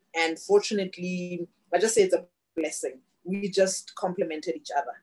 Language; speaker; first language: English; non-native, local second language; Tswana